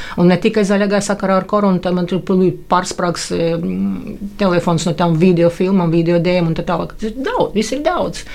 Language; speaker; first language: Latvian; non-native, local second language; Russian